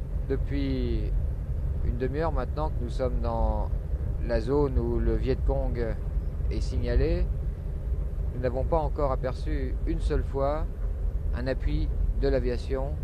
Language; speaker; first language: French; native; French